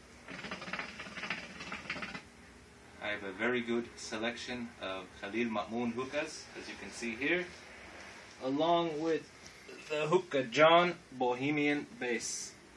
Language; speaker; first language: English; native; English